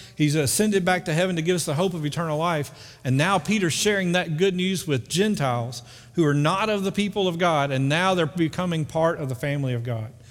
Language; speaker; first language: English; native; English